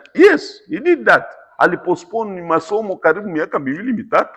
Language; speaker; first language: English; non-native, local second language; Swahili